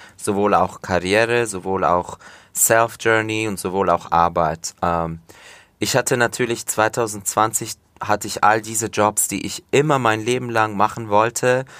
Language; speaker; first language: German; early bilingual, other home language; Turkish